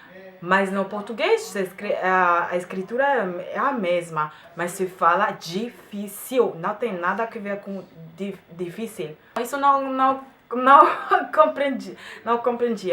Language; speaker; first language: Portuguese; non-native, fluent; German